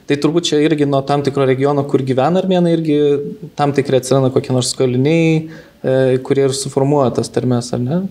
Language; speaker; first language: Lithuanian; native; Lithuanian